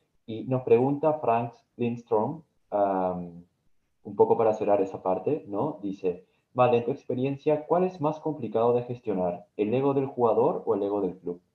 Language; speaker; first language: Spanish; native; Spanish